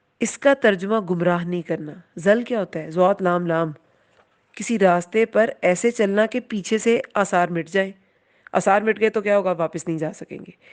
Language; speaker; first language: Urdu; native; Urdu